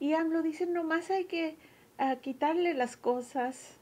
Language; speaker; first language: Spanish; early bilingual, heritage; Spanish